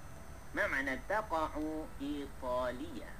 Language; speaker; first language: Arabic; non-native, fluent; Malay